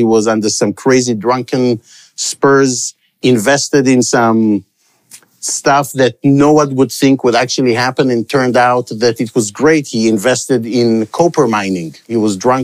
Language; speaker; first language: English; non-native, local second language; Hebrew